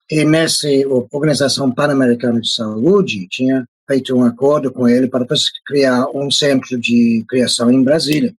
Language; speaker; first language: Portuguese; non-native, fluent; English